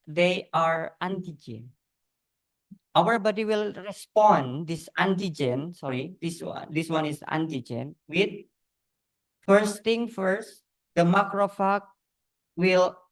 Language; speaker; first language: English; non-native, learner; Indonesian